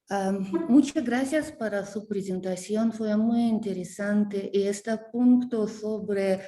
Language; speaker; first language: Spanish; non-native, learner; Russian